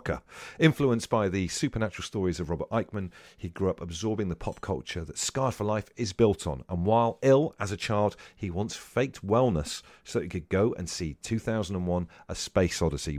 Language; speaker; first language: English; native; English